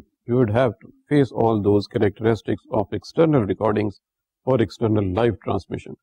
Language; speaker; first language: English; non-native, local second language; Urdu